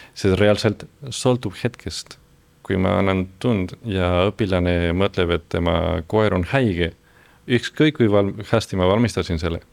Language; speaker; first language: Estonian; non-native, fluent; Spanish